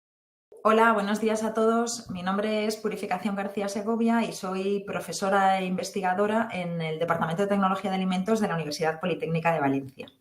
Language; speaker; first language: Spanish; native; Spanish